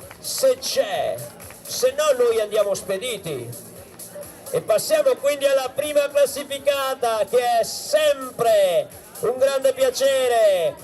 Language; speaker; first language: Italian; native; Italian